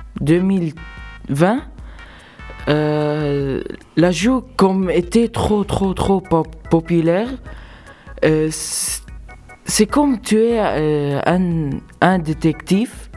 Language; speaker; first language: French; non-native, local second language; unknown